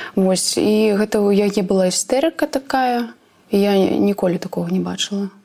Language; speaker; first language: Belarusian; native; Belarusian